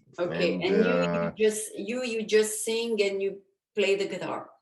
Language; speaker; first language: English; non-native, fluent; French